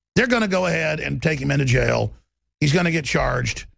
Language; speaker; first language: English; native; English